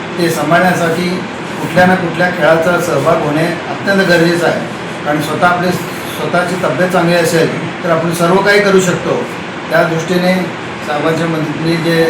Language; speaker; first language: Marathi; native; Marathi